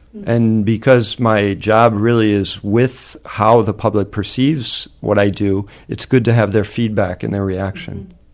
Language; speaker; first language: English; native; English